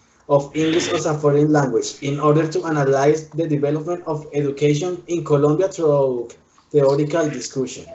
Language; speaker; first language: English; non-native, learner; Spanish